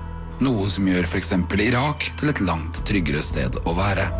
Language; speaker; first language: Norwegian; native; Norwegian